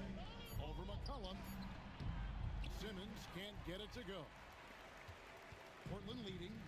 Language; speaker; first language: English; native; English